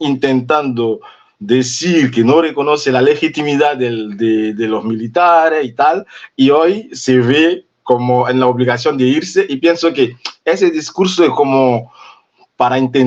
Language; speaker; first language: Spanish; non-native, fluent; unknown